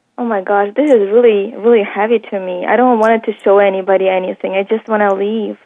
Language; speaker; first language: English; non-native, fluent; Ukrainian